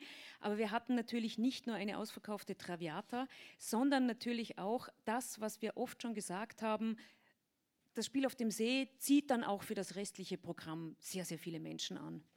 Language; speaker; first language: German; native; German